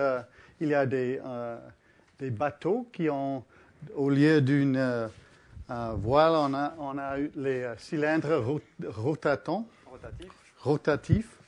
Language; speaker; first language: French; early bilingual, heritage; English